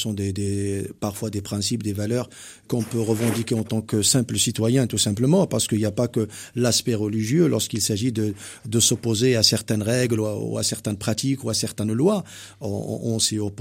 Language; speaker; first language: French; non-native, local second language; Arabic